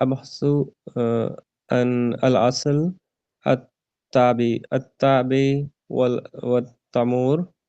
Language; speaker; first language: Arabic; non-native, learner; Urdu